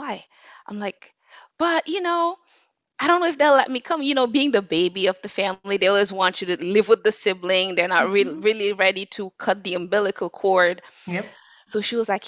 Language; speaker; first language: English; non-native, fluent; Wolof